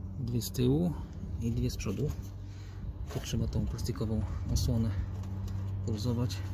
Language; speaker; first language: Polish; native; Polish